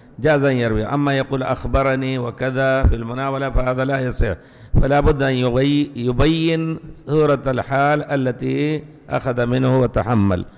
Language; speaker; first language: Arabic; native; Arabic